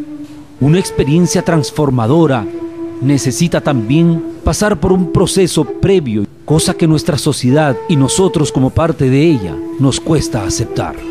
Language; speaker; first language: Spanish; native; Spanish